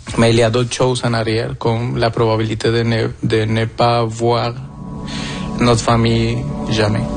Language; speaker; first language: French; non-native, fluent; Spanish